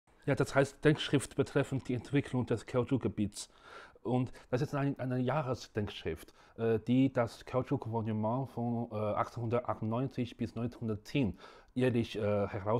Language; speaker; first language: German; non-native, fluent; Chinese